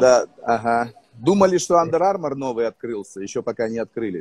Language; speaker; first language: Russian; native; Russian